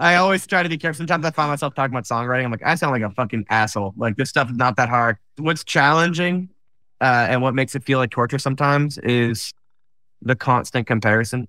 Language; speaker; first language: English; native; English